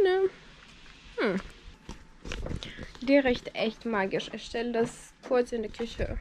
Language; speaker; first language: German; non-native, fluent; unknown